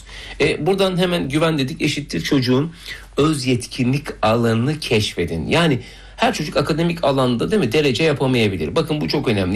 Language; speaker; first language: Turkish; native; Turkish